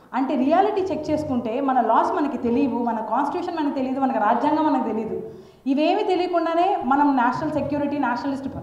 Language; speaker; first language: Telugu; native; Telugu